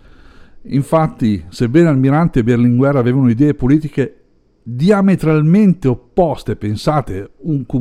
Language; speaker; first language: Italian; native; Italian